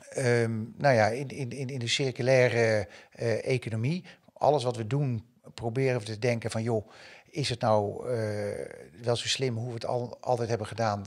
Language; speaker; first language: Dutch; native; Dutch